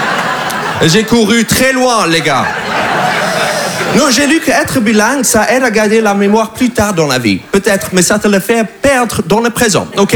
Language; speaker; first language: French; non-native, fluent; English